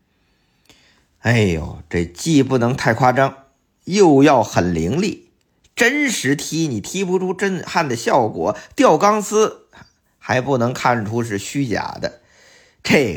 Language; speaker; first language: Chinese; native; Chinese